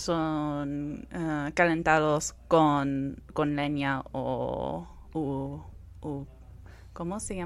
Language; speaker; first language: Spanish; non-native, fluent; English